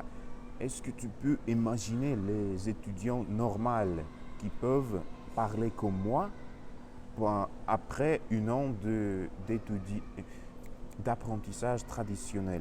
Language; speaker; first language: French; non-native, learner; Russian